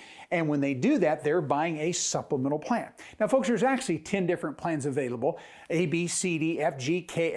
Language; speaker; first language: English; native; English